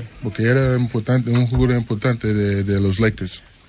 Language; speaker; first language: Spanish; non-native, learner; English